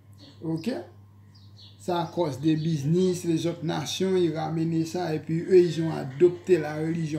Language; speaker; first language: French; non-native, local second language; Haitian Creole